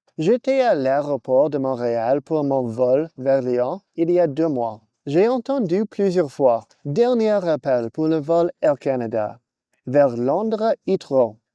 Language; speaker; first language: French; non-native, fluent; English